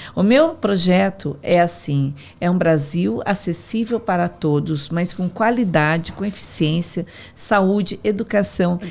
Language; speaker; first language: Portuguese; native; Portuguese